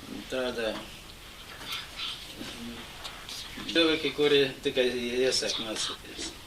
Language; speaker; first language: Latvian; non-native, local second language; Russian